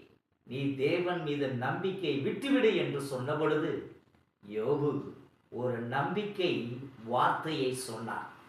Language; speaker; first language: Tamil; native; Tamil